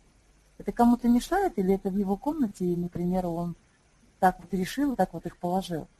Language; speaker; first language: Russian; native; Russian